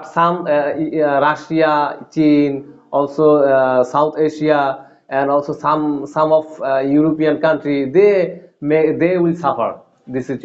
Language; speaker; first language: English; non-native, learner; Bangla